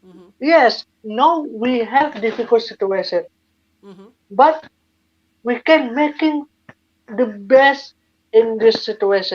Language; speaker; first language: English; non-native, learner; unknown